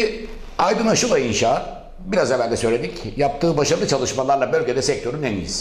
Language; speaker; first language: Turkish; native; Turkish